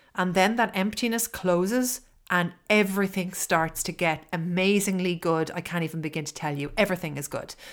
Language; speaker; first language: English; native; English